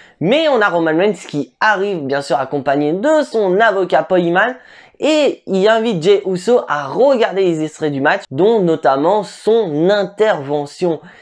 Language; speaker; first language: French; native; French